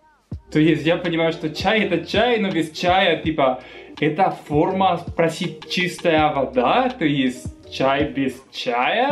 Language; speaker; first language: Russian; non-native, fluent; Spanish